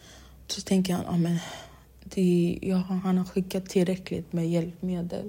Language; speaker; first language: Swedish; non-native, local second language; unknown